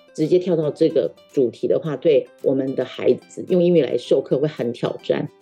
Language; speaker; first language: Chinese; non-native, local second language; Min Nan Chinese